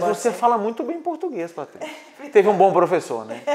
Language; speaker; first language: Portuguese; native; Portuguese